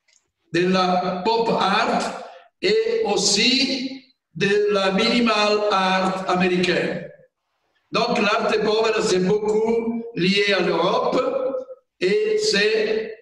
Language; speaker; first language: French; non-native, fluent; Italian